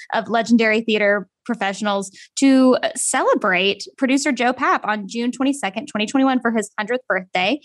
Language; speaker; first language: English; native; English